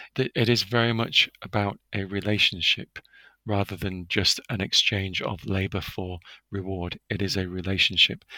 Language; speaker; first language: English; native; English